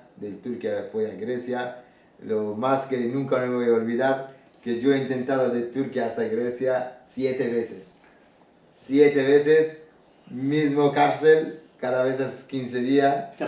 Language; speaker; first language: Spanish; non-native, learner; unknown